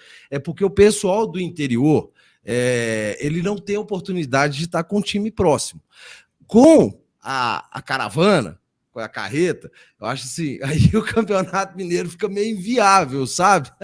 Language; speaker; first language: Portuguese; native; Portuguese